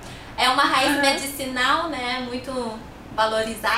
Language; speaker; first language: Portuguese; non-native, fluent; Chinese